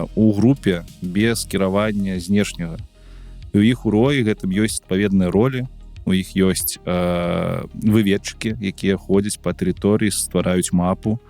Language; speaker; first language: Belarusian; non-native, local second language; Russian